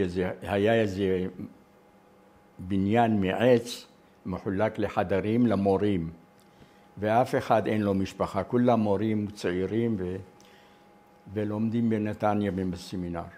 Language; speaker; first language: Hebrew; non-native, fluent; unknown